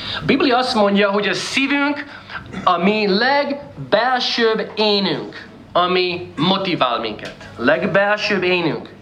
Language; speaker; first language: Hungarian; non-native, fluent; English